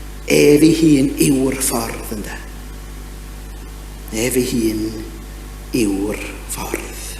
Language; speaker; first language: Welsh; native; Welsh